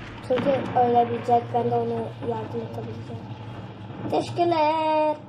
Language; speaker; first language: Turkish; early bilingual, heritage; Turkish